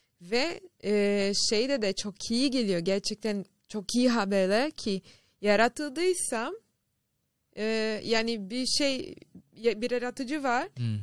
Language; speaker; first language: Turkish; non-native, learner; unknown